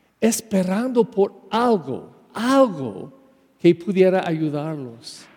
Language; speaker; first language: Spanish; non-native, fluent; English